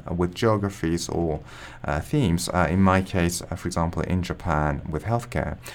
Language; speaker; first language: English; non-native, fluent; Japanese